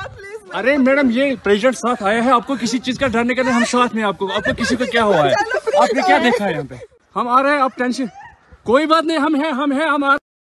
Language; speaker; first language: Hindi; non-native, local second language; Kashmiri